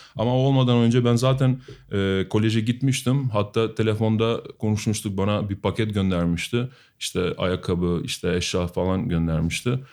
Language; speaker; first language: Turkish; non-native, fluent; Albanian